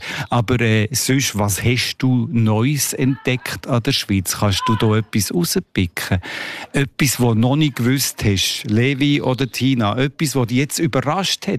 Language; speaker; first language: German; native; German